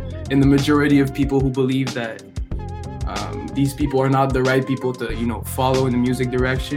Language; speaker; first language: English; non-native, fluent; French